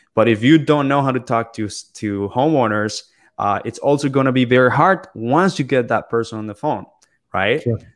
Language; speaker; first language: English; non-native, fluent; Spanish